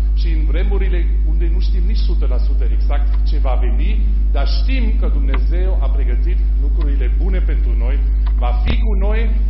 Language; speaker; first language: Romanian; non-native, fluent; German